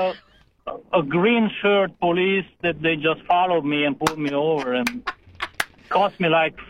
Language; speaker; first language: English; non-native, fluent; Romanian